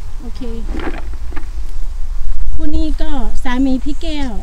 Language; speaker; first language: Thai; non-native, local second language; Northeastern Thai